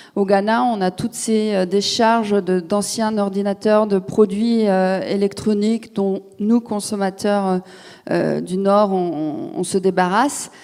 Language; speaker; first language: French; native; French